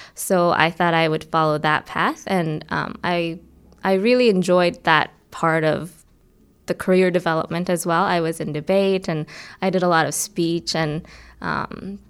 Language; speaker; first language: English; early bilingual, other home language; Korean